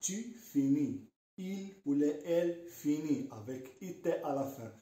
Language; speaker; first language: French; non-native, local second language; Arabic